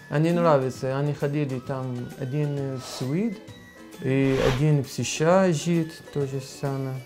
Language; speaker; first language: Russian; non-native, learner; Arabic